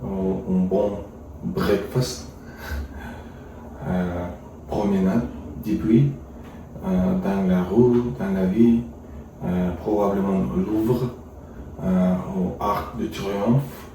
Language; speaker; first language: French; non-native, learner; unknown